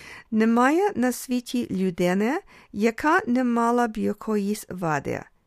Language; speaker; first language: Ukrainian; early bilingual, heritage; Ukrainian